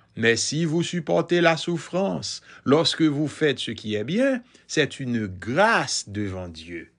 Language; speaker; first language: French; non-native, local second language; Haitian Creole